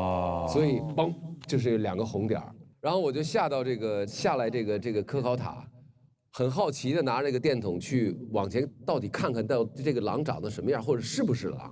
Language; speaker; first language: Chinese; native; Chinese